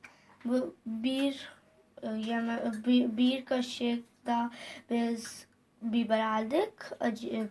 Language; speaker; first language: Turkish; non-native, learner; Urdu